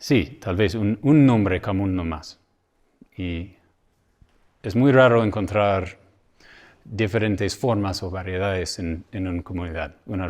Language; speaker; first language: Spanish; non-native, fluent; English